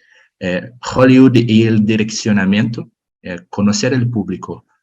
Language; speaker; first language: Spanish; non-native, learner; Portuguese